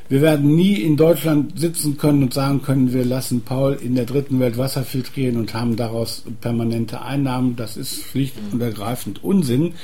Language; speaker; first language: German; native; German